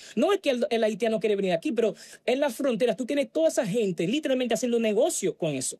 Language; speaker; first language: Spanish; non-native, fluent; Haitian Creole